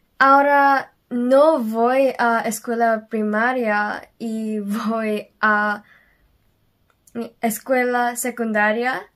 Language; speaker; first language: Spanish; non-native, learner; Korean